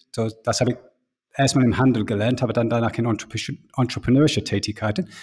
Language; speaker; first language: German; non-native, fluent; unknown